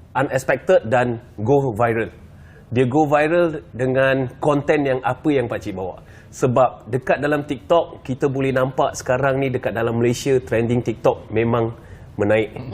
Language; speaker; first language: Malay; native; Malay